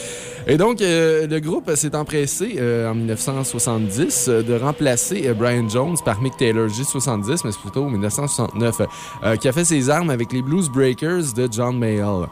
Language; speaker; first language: French; native; French